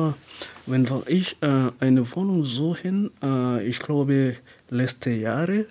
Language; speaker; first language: German; non-native, learner; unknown